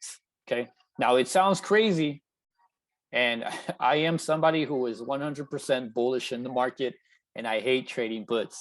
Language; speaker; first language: English; native; English